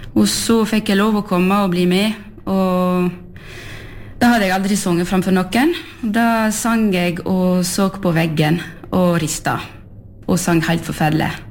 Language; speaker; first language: Norwegian; non-native, fluent; French